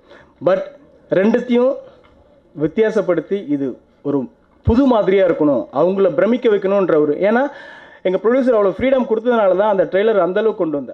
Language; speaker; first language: Tamil; native; Tamil